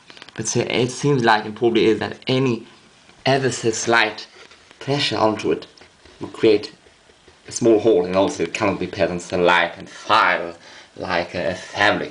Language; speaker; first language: English; non-native, fluent; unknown